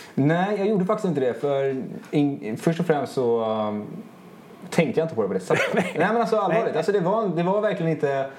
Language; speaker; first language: Swedish; early bilingual, other home language; Italian